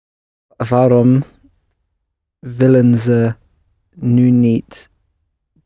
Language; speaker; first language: Dutch; non-native, learner; English